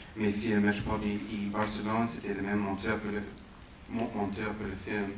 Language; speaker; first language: French; non-native, fluent; English